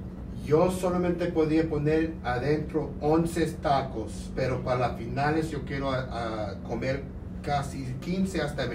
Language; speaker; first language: Spanish; non-native, learner; English